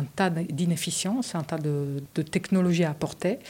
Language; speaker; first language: French; early bilingual, other home language; Romanian